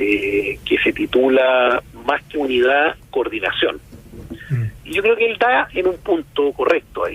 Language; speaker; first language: Spanish; native; Spanish